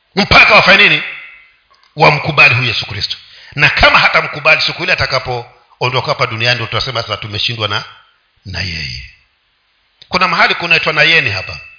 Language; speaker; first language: Swahili; non-native, local second language; Giryama